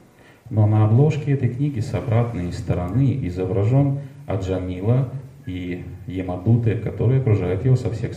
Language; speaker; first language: Russian; native; Russian